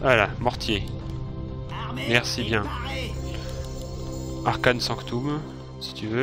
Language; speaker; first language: French; native; French